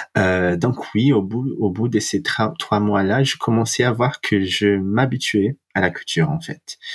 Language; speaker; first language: French; non-native, fluent; Portuguese